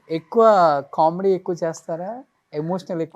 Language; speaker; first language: Telugu; native; Telugu